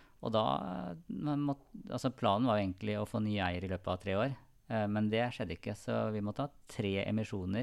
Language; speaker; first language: Norwegian; native; Norwegian